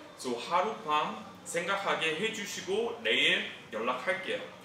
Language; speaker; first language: Korean; non-native, fluent; English